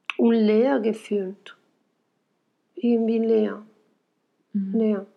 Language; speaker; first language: German; non-native, fluent; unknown